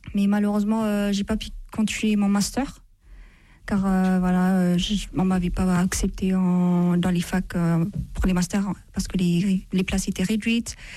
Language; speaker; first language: French; non-native, fluent; Amharic